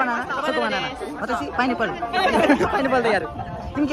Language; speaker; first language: Japanese; non-native, learner; Nepali